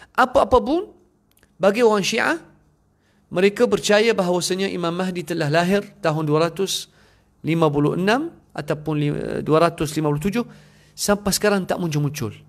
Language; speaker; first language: Malay; non-native, fluent; Arabic